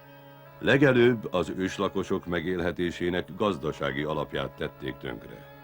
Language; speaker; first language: Hungarian; native; Hungarian